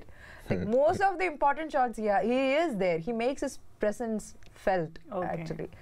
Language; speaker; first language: Telugu; non-native, fluent; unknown